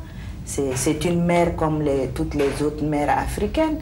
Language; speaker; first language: French; non-native, local second language; Bambara